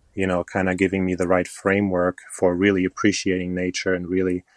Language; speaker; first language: English; non-native, fluent; German